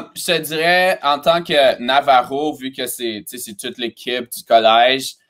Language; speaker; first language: French; early bilingual, other home language; Romanian